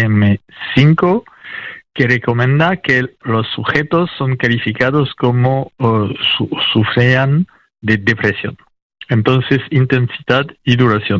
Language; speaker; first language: Spanish; non-native, fluent; French